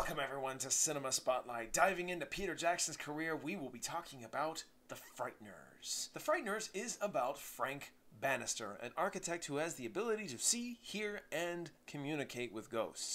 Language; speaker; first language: English; native; English